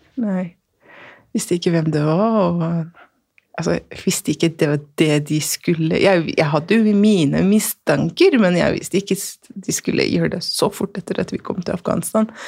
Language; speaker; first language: Norwegian; non-native, fluent; Persian